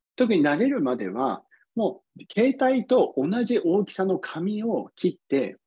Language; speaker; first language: Japanese; non-native, fluent; English